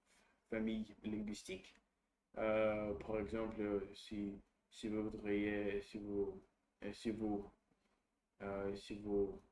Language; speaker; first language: French; non-native, learner; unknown